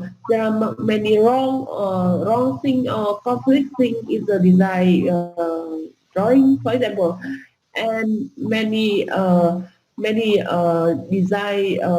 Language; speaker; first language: English; non-native, fluent; Vietnamese